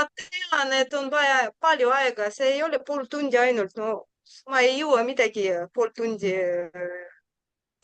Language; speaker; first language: Estonian; non-native, learner; Russian